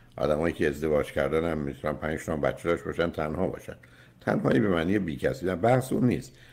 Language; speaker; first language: Persian; native; Persian